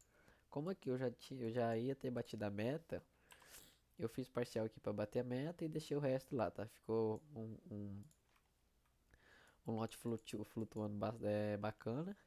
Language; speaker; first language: Portuguese; native; Portuguese